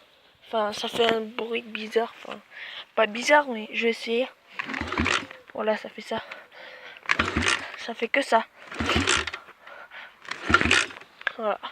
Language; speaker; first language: French; native; French